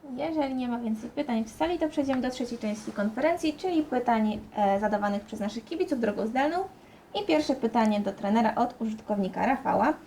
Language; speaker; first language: Polish; native; Polish